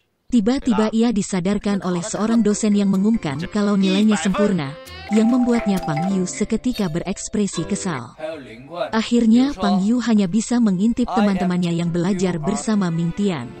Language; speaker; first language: Indonesian; native; Indonesian